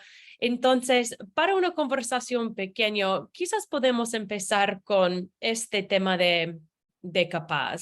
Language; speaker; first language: Spanish; non-native, fluent; English